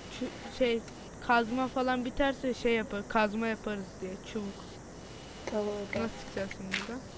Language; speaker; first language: Turkish; native; Turkish